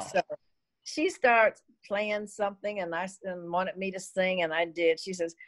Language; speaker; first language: English; native; English